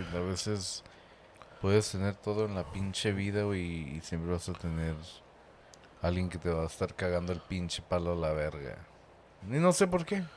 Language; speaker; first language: Spanish; early bilingual, heritage; Spanish